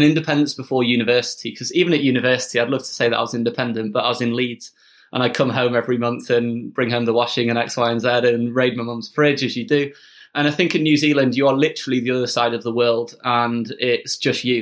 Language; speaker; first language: English; native; English